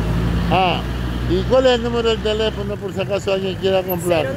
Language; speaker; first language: Spanish; native; Spanish